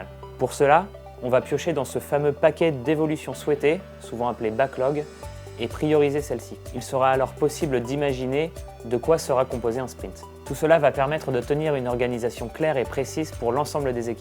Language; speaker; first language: French; native; French